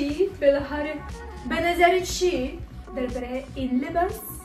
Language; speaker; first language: Persian; non-native, learner; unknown